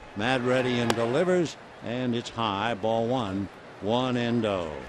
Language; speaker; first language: English; native; English